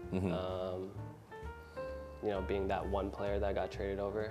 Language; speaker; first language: English; early bilingual, other home language; Chinese